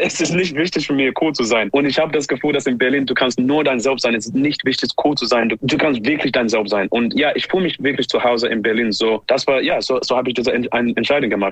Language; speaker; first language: German; non-native, learner; English